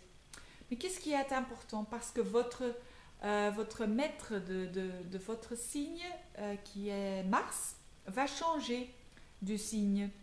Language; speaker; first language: French; non-native, local second language; Dutch